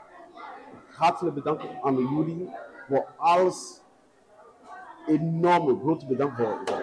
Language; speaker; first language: Dutch; non-native, learner; French